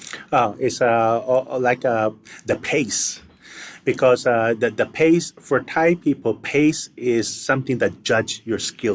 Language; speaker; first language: English; non-native, fluent; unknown